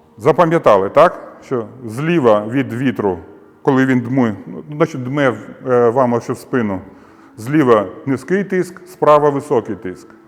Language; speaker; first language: Ukrainian; non-native, local second language; Russian